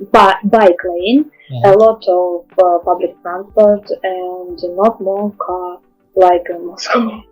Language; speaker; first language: English; non-native, learner; Russian